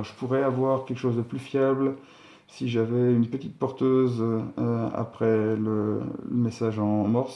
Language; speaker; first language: French; native; French